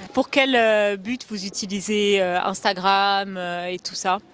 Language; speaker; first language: French; native; French